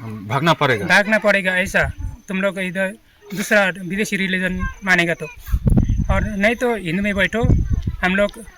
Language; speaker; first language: Hindi; non-native, local second language; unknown